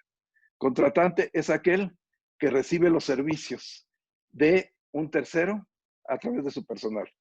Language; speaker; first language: Spanish; native; Spanish